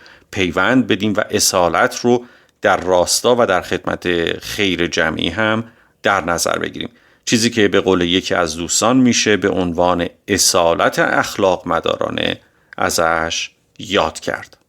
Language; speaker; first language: Persian; native; Persian